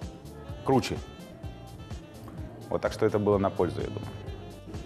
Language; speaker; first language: Russian; native; Russian